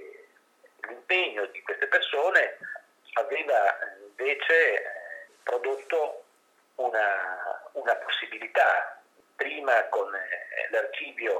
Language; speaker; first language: Italian; native; Italian